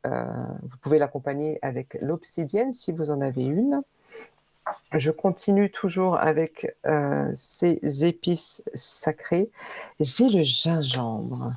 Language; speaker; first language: French; native; French